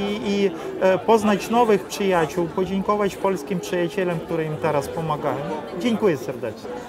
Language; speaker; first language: Polish; non-native, fluent; Ukrainian